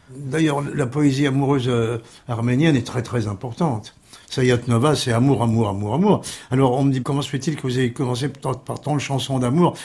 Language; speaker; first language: French; early bilingual, other home language; Armenian